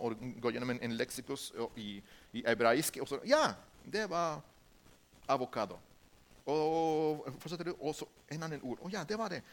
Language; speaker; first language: Norwegian; non-native, learner; Spanish